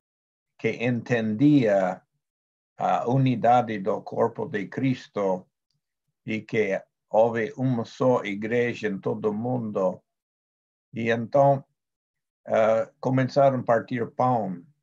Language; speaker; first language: Portuguese; non-native, fluent; Spanish